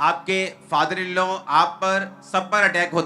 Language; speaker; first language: Hindi; native; Hindi